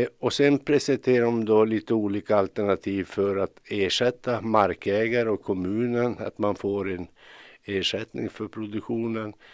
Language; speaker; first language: Swedish; native; Swedish